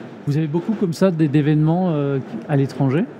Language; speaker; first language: French; native; French